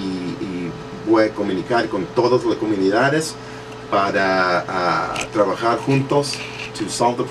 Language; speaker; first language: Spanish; early bilingual, heritage; English